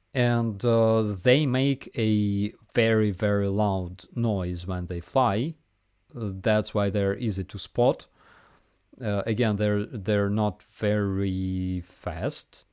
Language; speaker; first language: English; non-native, fluent; Ukrainian